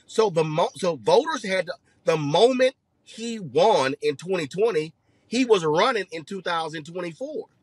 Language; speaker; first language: English; native; English